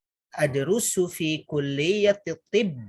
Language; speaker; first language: Arabic; non-native, fluent; Indonesian